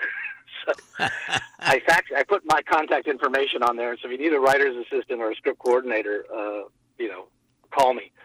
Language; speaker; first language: English; native; English